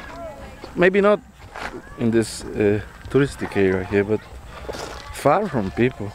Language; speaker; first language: English; non-native, fluent; Polish